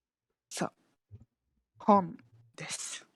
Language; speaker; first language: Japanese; non-native, fluent; Malay